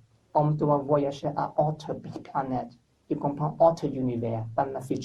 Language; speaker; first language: French; non-native, learner; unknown